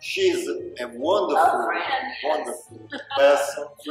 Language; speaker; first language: English; non-native, learner; Italian